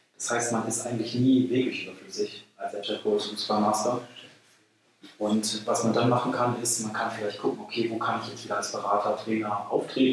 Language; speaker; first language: German; native; German